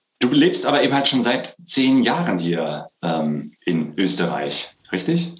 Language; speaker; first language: German; native; German